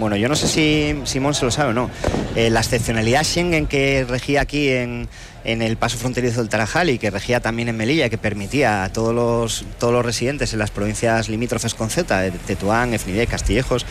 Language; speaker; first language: Spanish; native; Spanish